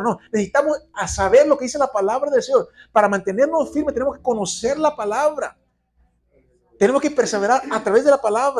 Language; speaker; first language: Spanish; native; Spanish